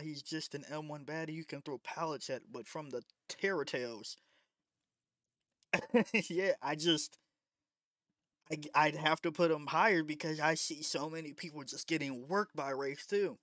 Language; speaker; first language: English; native; English